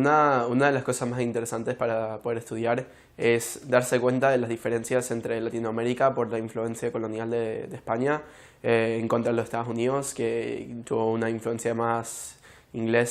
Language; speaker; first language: Spanish; early bilingual, heritage; Spanish